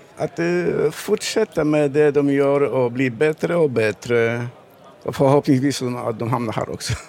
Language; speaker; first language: Swedish; non-native, fluent; Polish